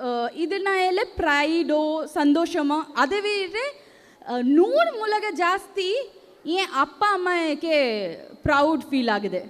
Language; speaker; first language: Tamil; non-native, local second language; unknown